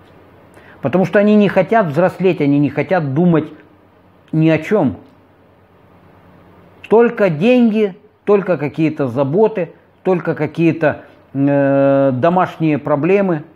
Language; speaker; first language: Russian; native; Russian